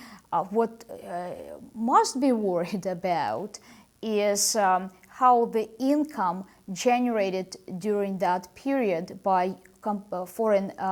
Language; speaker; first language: English; non-native, fluent; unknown